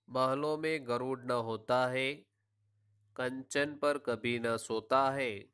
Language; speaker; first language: Hindi; non-native, local second language; Gujarati